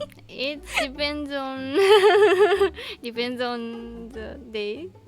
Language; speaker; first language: English; non-native, learner; Japanese